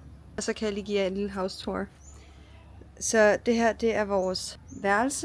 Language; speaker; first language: Danish; native; Danish